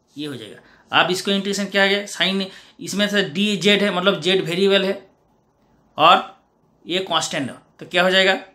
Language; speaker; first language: Hindi; non-native, local second language; Bangla